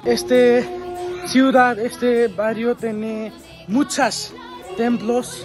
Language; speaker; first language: Spanish; non-native, learner; Nepali